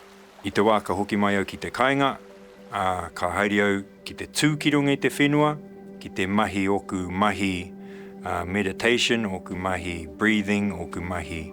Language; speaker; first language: Māori; non-native, local second language; English